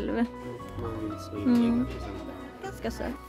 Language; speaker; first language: Swedish; non-native, learner; Japanese